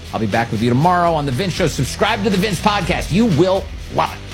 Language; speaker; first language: English; native; English